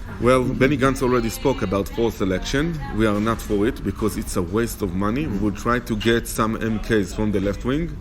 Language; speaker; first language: English; non-native, fluent; Hebrew